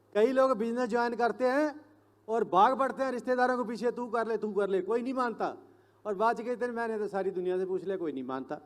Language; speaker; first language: Hindi; non-native, local second language; Punjabi